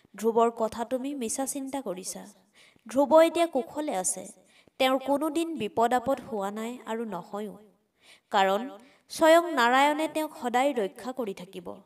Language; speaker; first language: Assamese; native; Assamese